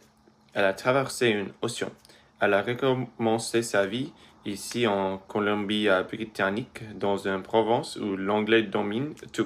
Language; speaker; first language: French; early bilingual, other home language; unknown